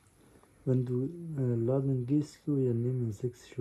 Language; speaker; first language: German; non-native, learner; Somali